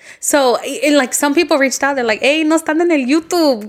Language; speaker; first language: English; early bilingual, other home language; Spanish